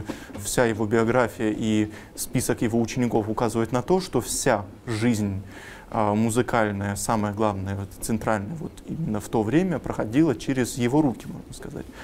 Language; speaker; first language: Russian; native; Russian